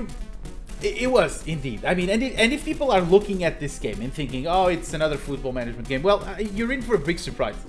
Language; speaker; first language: English; non-native, fluent; Portuguese